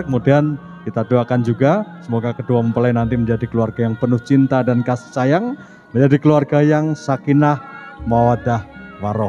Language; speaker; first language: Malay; non-native, local second language; Javanese